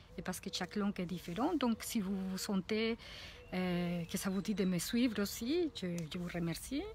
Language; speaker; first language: French; non-native, fluent; Spanish